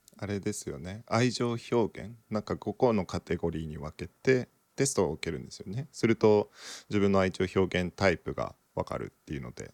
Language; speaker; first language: Japanese; native; Japanese